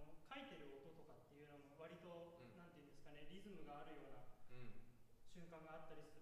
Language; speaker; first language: Japanese; native; Japanese